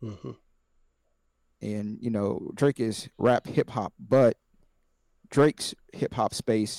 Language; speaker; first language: English; native; English